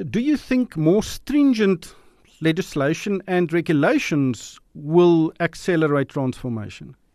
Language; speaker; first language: English; non-native, local second language; Afrikaans